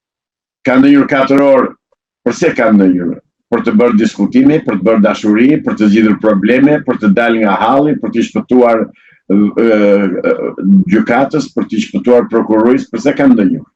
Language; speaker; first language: Albanian; native; Albanian